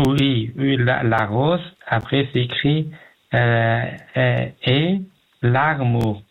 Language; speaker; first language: French; non-native, learner; Pashto